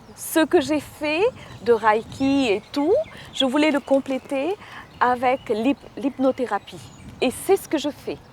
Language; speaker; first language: French; non-native, local second language; Morisyen